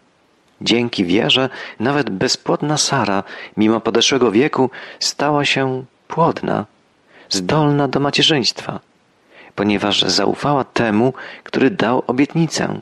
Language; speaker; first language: Polish; native; Polish